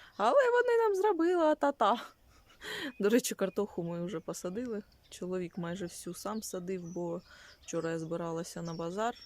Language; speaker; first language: Ukrainian; non-native, local second language; Russian